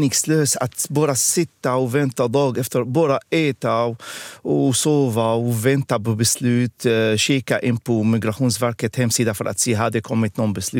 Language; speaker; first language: Swedish; non-native, fluent; Arabic